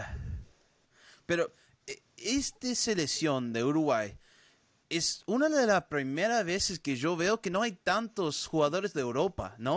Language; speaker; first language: Spanish; early bilingual, heritage; Spanish